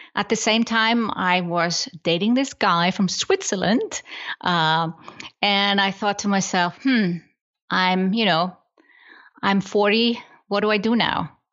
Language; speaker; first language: English; non-native, fluent; Icelandic